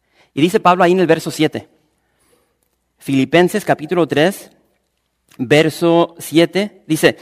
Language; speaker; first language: Spanish; native; Spanish